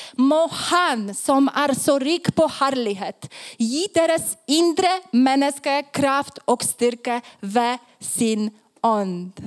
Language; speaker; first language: Swedish; non-native, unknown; Polish